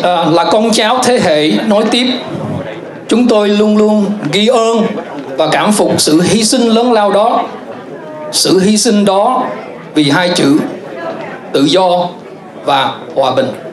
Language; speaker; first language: Vietnamese; native; Vietnamese